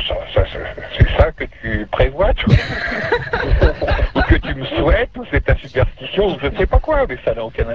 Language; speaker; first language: French; native; French